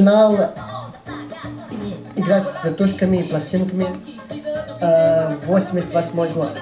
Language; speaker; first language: Russian; early bilingual, heritage; English